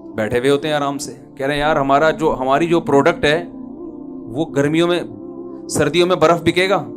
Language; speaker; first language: Urdu; native; Urdu